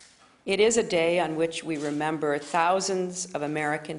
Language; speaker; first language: English; native; English